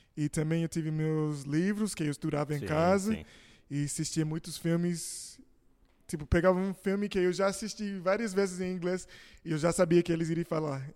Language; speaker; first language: Portuguese; non-native, fluent; English